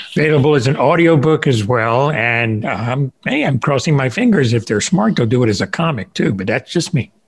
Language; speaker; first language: English; early bilingual, other home language; Spanish